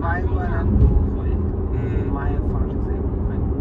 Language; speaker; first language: Chinese; non-native, learner; Urdu